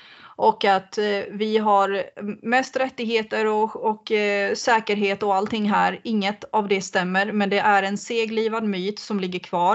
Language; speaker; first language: Swedish; native; Swedish